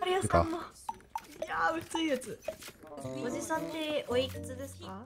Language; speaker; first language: Japanese; early bilingual, heritage; Japanese